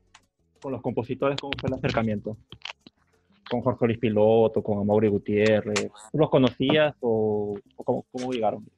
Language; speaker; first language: Spanish; native; Spanish